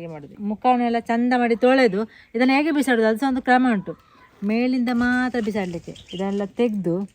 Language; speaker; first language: Kannada; non-native, local second language; Tulu